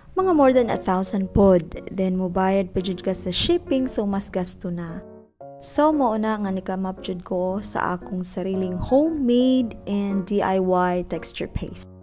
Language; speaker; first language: Cebuano; native; Cebuano